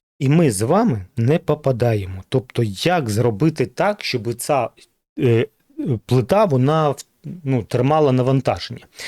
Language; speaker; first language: Ukrainian; non-native, local second language; Russian